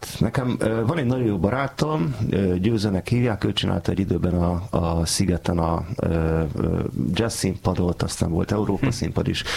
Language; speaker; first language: Hungarian; native; Hungarian